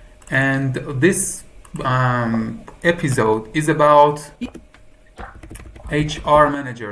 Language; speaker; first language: English; non-native, fluent; Persian